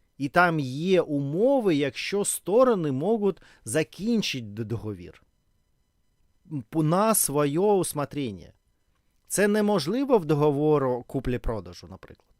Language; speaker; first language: Ukrainian; non-native, learner; Russian